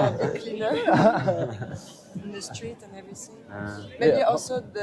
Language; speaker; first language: English; non-native, fluent; French